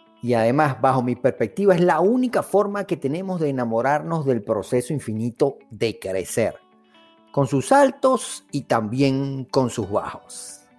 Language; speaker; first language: Spanish; native; Spanish